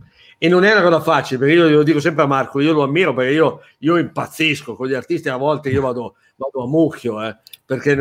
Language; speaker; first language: Italian; native; Italian